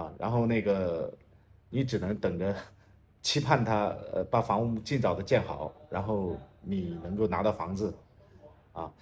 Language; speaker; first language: Chinese; native; Chinese